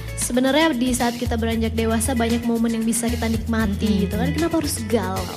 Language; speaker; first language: Indonesian; native; Indonesian